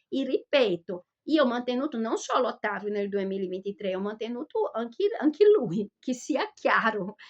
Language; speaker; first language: Italian; non-native, fluent; Portuguese